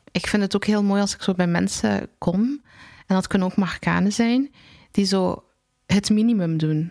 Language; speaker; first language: Dutch; early bilingual, other home language; Arabic